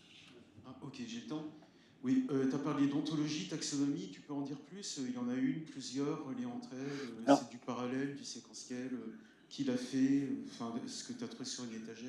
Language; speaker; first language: French; native; French